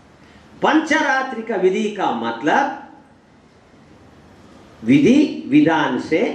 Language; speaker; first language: Hindi; non-native, learner; English